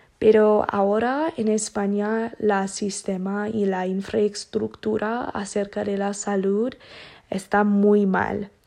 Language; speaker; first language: Spanish; non-native, learner; English